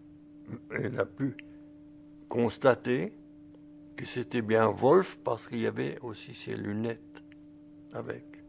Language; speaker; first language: French; early bilingual, other home language; German